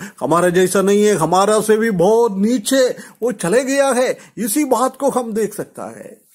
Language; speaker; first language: Hindi; non-native, local second language; Malayalam